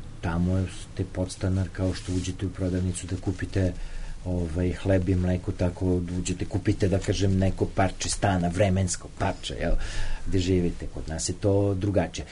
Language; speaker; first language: Serbian; native; Serbian